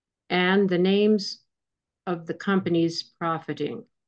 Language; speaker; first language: English; native; English